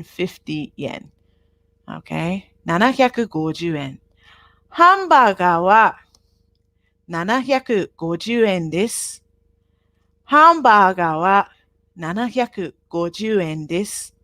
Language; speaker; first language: Japanese; non-native, fluent; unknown